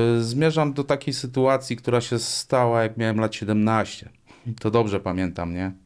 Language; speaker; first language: Polish; native; Polish